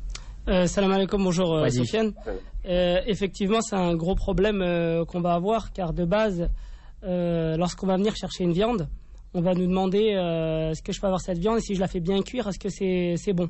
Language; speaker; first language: French; native; French